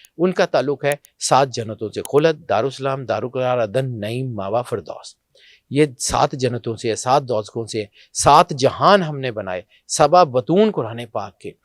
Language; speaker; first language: Urdu; non-native, local second language; Punjabi